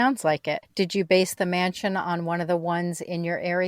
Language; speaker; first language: English; native; English